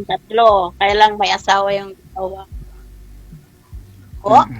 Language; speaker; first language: Filipino; non-native, local second language; Chavacano